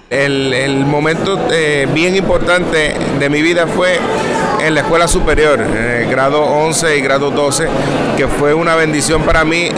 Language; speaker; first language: Spanish; native; Spanish